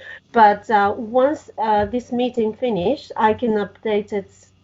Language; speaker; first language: English; non-native, fluent; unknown